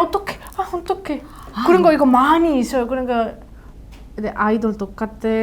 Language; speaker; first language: Korean; non-native, learner; Spanish